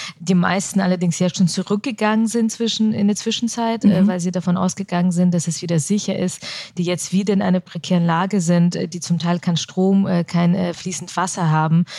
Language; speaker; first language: German; early bilingual, other home language; Russian